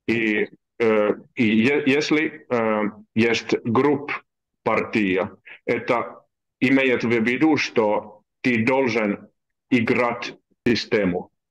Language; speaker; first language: Russian; non-native, learner; Finnish